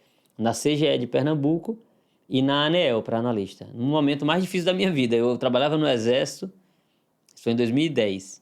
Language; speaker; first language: Portuguese; native; Portuguese